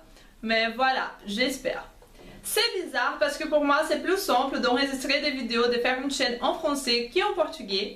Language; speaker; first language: French; non-native, fluent; Portuguese